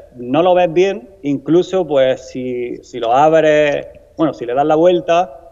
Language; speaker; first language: Spanish; native; Spanish